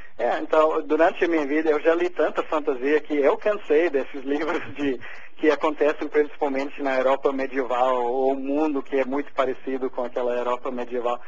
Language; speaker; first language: Portuguese; non-native, fluent; English